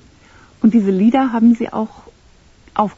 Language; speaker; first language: German; native; German